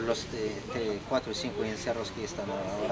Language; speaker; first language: Spanish; non-native, learner; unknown